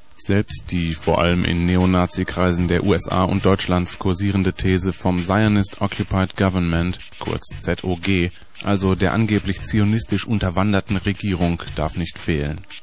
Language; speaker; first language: German; native; German